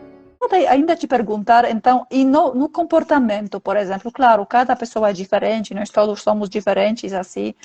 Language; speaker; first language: Portuguese; non-native, fluent; Polish